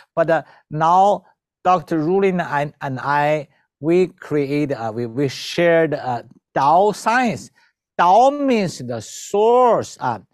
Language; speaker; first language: English; non-native, learner; Chinese